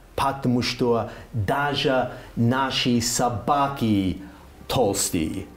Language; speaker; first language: Russian; non-native, learner; English